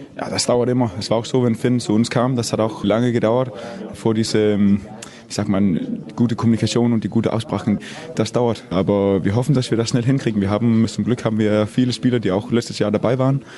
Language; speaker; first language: German; non-native, fluent; Danish